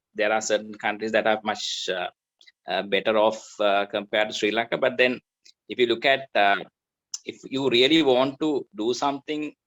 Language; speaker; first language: English; non-native, local second language; Sinhala